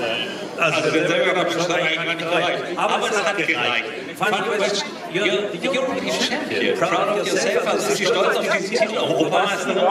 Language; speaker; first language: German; native; German